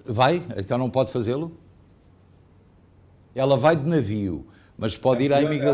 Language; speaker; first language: Portuguese; native; Portuguese